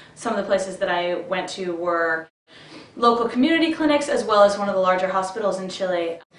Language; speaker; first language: English; native; English